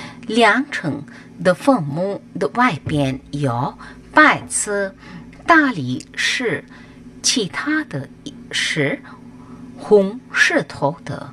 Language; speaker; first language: Chinese; non-native, fluent; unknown